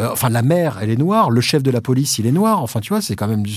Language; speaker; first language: French; native; French